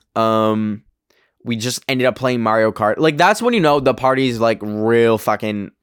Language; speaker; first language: English; native; English